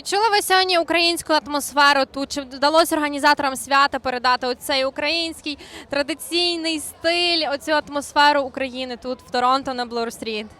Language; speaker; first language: Ukrainian; native; Ukrainian